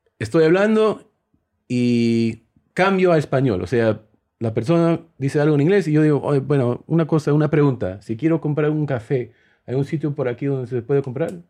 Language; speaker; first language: Spanish; early bilingual, heritage; Spanish